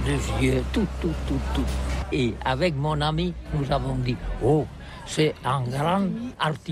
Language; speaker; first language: French; non-native, learner; Catalan